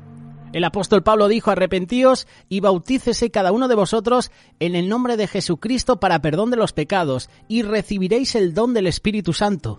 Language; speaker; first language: Spanish; native; Spanish